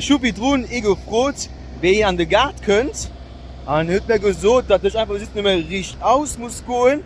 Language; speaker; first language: German; non-native, local second language; Luxembourgish